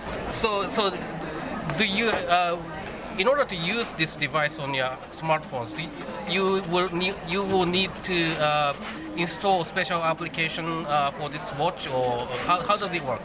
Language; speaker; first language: English; non-native, fluent; Japanese